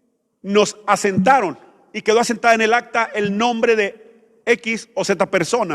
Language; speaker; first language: Spanish; native; Spanish